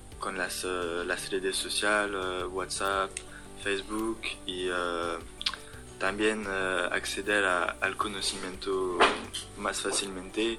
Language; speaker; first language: Spanish; non-native, learner; French